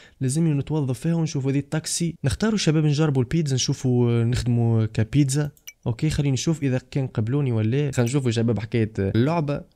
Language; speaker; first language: Arabic; native; Arabic